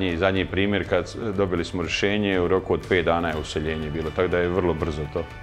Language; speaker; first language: Croatian; native; Croatian